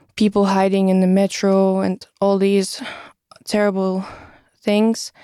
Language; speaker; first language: English; non-native, fluent; Russian